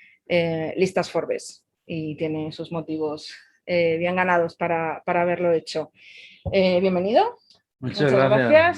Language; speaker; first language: Spanish; native; Spanish